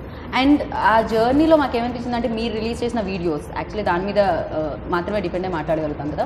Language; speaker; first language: Telugu; native; Telugu